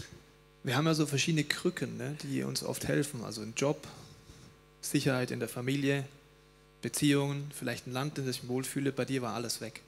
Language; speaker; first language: German; native; German